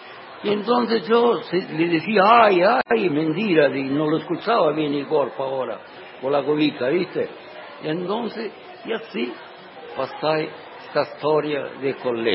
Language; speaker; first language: Italian; non-native, learner; Sicilian